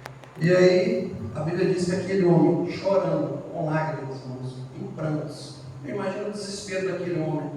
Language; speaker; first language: Portuguese; native; Portuguese